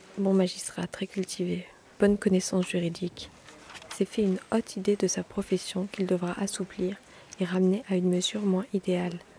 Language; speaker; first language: French; native; French